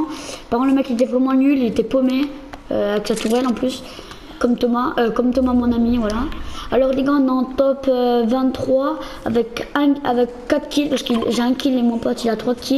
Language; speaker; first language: French; native; French